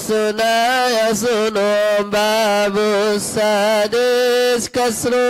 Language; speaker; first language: Arabic; non-native, fluent; Indonesian